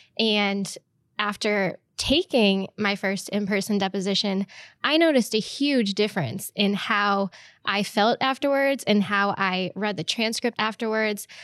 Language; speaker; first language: English; native; English